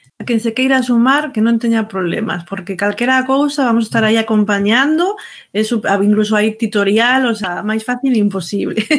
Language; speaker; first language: Galician; non-native, local second language; Spanish